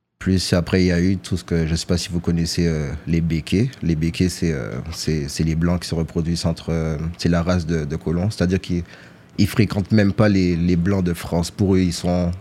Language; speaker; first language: French; native; French